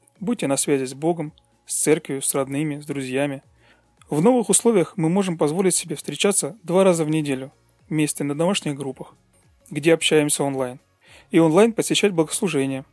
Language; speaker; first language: Russian; native; Russian